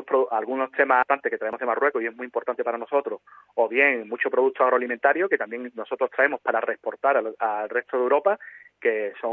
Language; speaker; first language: Spanish; native; Spanish